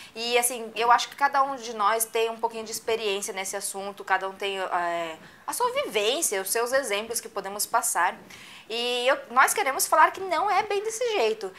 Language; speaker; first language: Portuguese; native; Portuguese